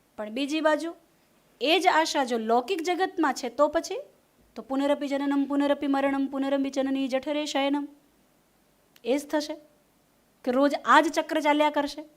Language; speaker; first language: Gujarati; non-native, local second language; Hindi